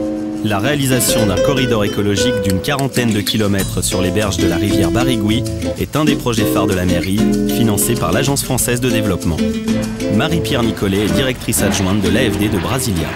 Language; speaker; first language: French; native; French